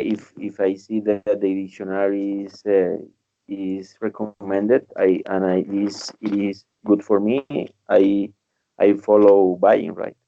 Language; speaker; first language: English; non-native, learner; Spanish